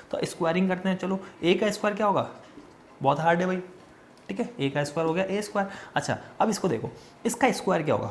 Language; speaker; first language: Hindi; native; Hindi